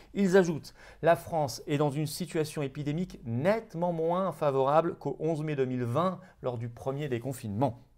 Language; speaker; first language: French; native; French